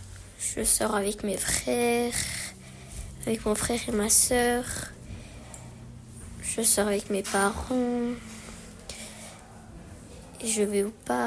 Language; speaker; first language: French; early bilingual, other home language; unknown